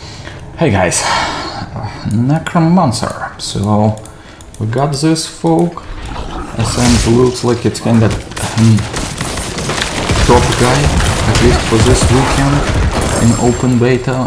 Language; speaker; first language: English; non-native, fluent; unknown